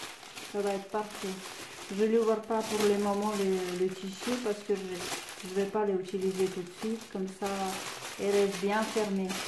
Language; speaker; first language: French; non-native, fluent; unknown